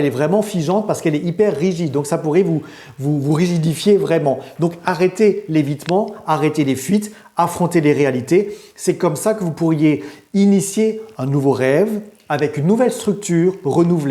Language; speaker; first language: French; native; French